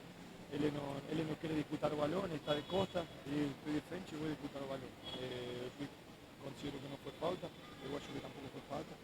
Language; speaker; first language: Portuguese; non-native, fluent; Spanish